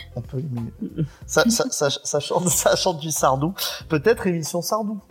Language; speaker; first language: French; native; French